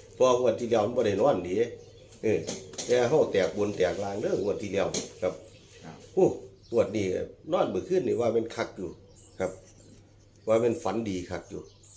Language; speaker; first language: Thai; native; Thai